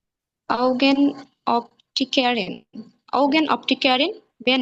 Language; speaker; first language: German; non-native, learner; Bangla